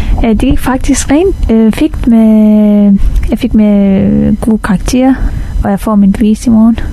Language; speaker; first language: Danish; non-native, fluent; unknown